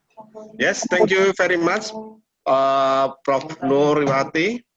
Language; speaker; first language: English; non-native, learner; Indonesian